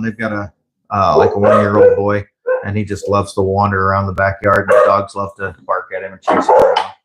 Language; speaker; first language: English; native; English